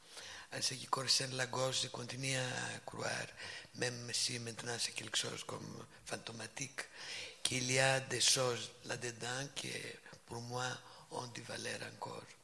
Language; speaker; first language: French; non-native, fluent; Greek